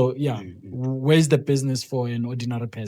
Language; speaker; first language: English; non-native, local second language; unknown